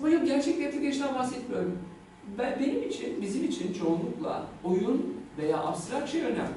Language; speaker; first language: Turkish; native; Turkish